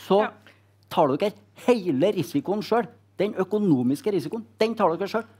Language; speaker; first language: Norwegian; native; Norwegian